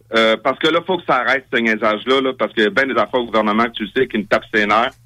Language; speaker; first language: French; native; French